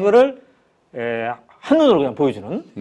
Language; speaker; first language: Korean; native; Korean